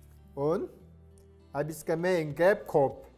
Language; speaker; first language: German; non-native, learner; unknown